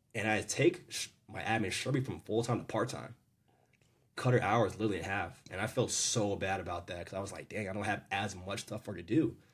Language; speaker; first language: English; native; English